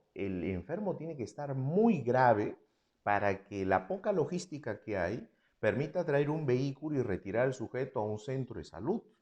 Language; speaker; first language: Spanish; native; Spanish